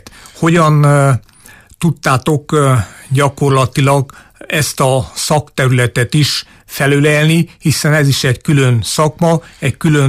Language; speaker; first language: Hungarian; native; Hungarian